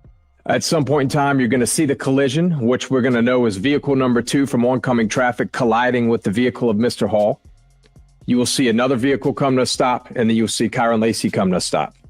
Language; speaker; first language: English; native; English